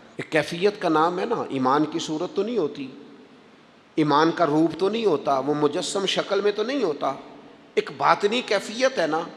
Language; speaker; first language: Urdu; non-native, local second language; Punjabi